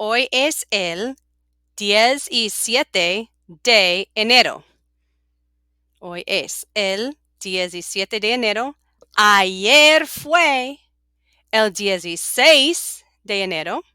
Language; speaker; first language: Spanish; non-native, fluent; English